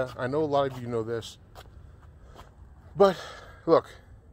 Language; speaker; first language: English; native; English